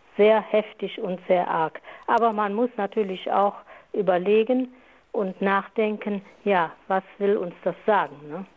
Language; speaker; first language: German; non-native, fluent; Croatian